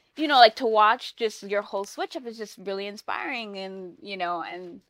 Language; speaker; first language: English; native; English